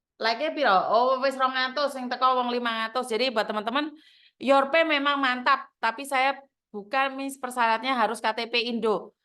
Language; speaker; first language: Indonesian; non-native, local second language; Javanese